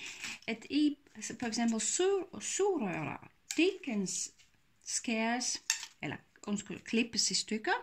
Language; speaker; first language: Danish; non-native, fluent; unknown